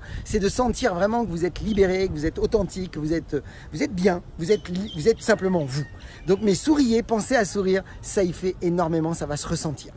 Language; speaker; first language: French; native; French